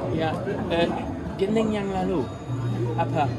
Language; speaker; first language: Indonesian; non-native, learner; German